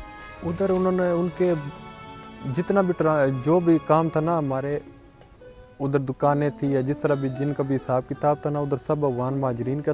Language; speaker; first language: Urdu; early bilingual, other home language; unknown